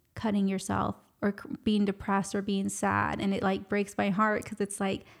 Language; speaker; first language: English; native; English